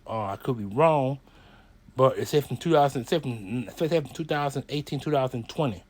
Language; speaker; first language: English; native; English